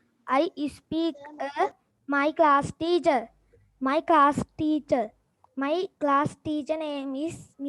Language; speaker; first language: English; non-native, learner; Sinhala